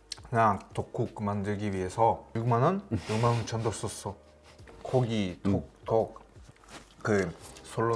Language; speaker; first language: Korean; non-native, learner; Russian